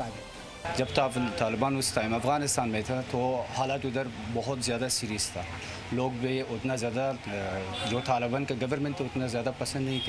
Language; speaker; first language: Hindi; non-native, learner; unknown